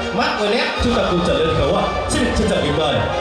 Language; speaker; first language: Vietnamese; native; Vietnamese